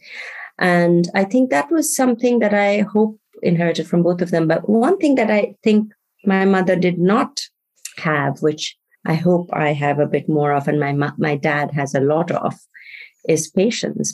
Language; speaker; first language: English; non-native, local second language; Bangla